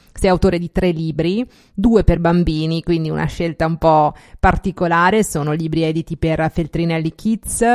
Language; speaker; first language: Italian; native; Italian